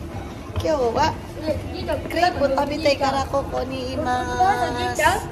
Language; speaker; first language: Japanese; non-native, fluent; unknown